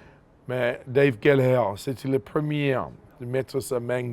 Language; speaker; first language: French; non-native, fluent; English